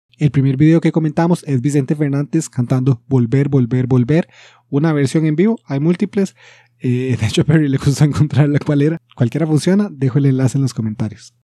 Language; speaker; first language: Spanish; native; Spanish